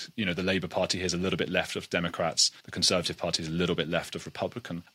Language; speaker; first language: English; native; English